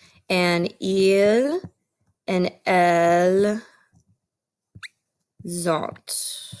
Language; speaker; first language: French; non-native, fluent; English